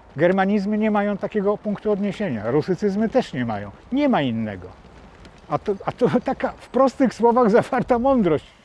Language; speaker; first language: Polish; native; Polish